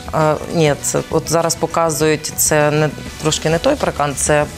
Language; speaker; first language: Ukrainian; native; Ukrainian